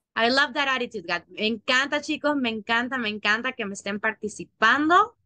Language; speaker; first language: Spanish; native; Spanish